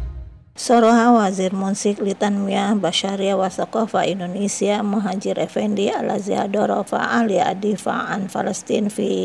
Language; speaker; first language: Arabic; non-native, fluent; Indonesian